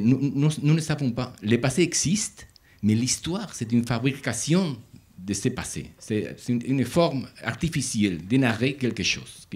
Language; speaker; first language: French; non-native, learner; Spanish